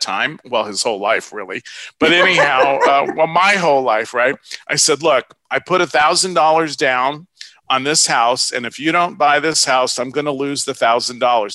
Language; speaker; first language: English; native; English